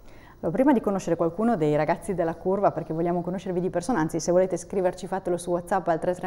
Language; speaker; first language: Italian; native; Italian